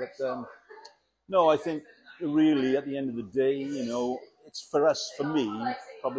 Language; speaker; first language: English; native; English